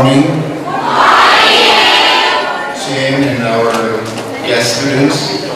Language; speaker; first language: English; non-native, fluent; Indonesian